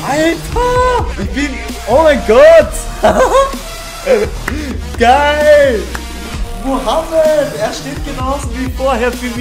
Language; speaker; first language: German; native; German